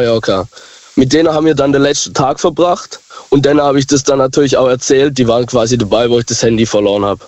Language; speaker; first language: German; native; German